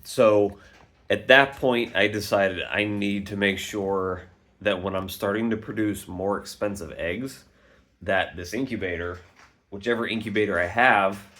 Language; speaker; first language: English; native; English